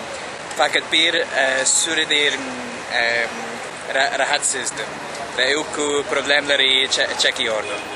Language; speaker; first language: Turkish; non-native, learner; English